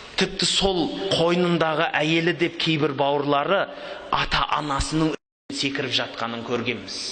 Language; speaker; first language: Kazakh; native; Kazakh